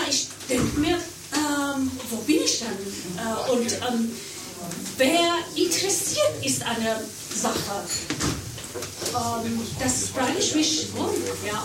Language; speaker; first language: German; non-native, learner; Persian